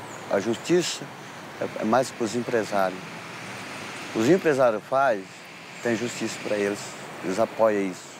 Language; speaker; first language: Portuguese; non-native, local second language; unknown